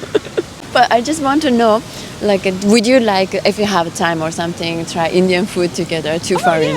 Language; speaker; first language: English; non-native, fluent; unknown